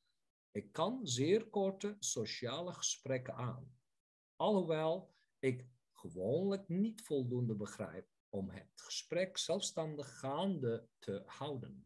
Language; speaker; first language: Dutch; non-native, fluent; Turkish